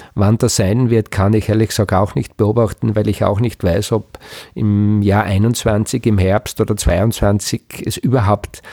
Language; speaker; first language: German; native; German